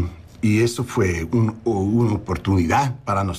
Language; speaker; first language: Spanish; non-native, learner; English